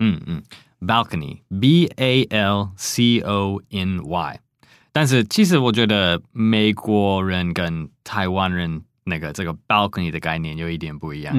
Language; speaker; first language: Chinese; non-native, fluent; English